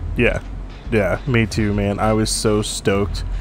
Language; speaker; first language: English; native; English